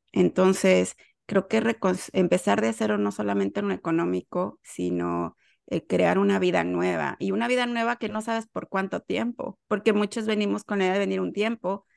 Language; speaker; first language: Spanish; native; Spanish